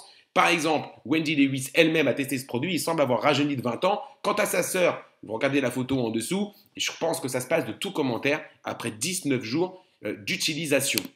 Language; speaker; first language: French; native; French